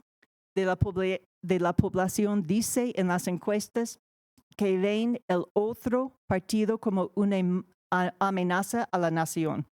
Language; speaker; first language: Spanish; non-native, fluent; English